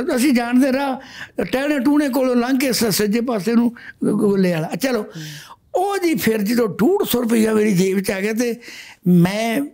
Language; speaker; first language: Punjabi; native; Punjabi